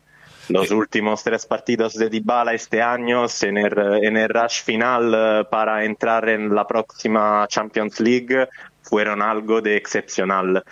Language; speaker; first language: Spanish; non-native, fluent; Italian